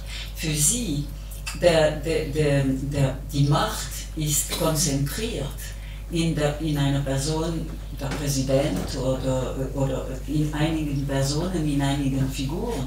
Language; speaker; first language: German; non-native, local second language; French